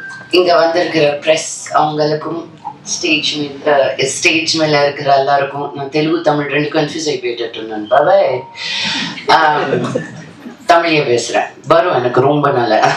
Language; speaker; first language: Tamil; non-native, local second language; Telugu